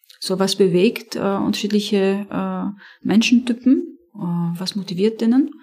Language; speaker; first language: German; non-native, fluent; Arabic